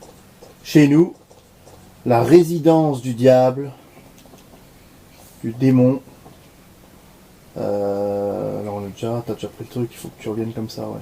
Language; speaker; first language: French; native; French